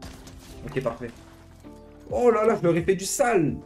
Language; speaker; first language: French; native; French